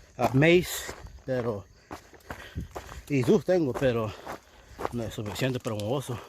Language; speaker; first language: Spanish; early bilingual, heritage; Spanish